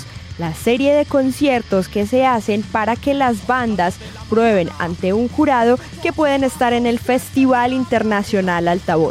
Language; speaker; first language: Spanish; native; Spanish